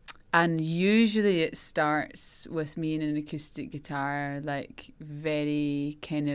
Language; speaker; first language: English; native; English